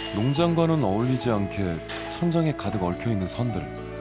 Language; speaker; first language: Korean; native; Korean